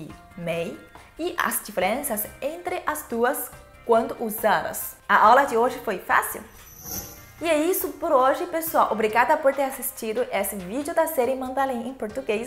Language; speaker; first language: Portuguese; non-native, fluent; Chinese